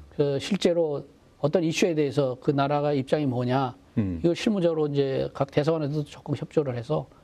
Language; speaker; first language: Korean; native; Korean